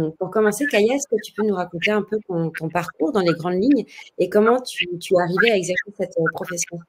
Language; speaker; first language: French; native; French